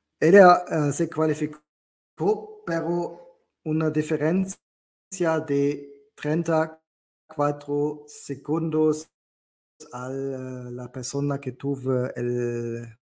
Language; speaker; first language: Spanish; non-native, learner; German